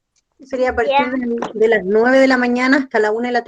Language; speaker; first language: Spanish; native; Spanish